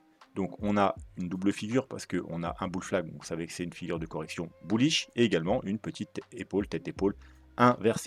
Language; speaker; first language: French; native; French